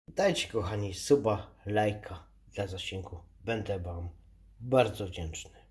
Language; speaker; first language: Polish; native; Polish